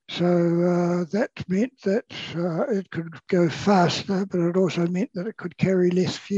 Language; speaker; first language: English; native; English